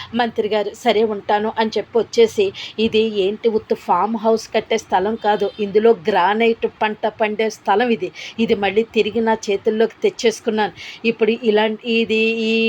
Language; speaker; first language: Telugu; native; Telugu